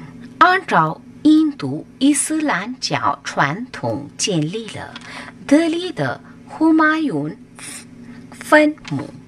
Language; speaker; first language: Chinese; non-native, learner; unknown